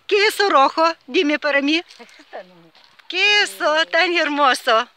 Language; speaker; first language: Spanish; non-native, learner; Lithuanian